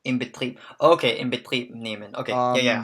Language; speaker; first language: German; non-native, learner; English